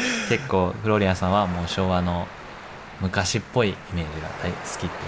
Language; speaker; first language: Japanese; native; Japanese